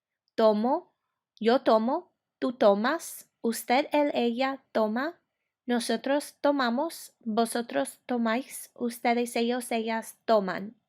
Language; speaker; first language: Spanish; non-native, fluent; English